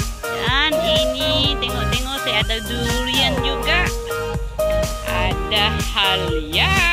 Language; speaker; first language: Malay; non-native, fluent; Filipino